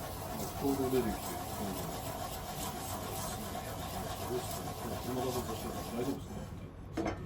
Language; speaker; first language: Japanese; native; Japanese